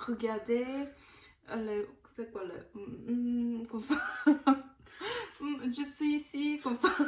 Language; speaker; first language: French; non-native, learner; Korean